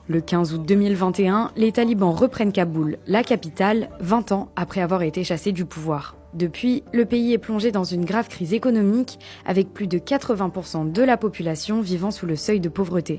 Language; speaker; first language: French; native; French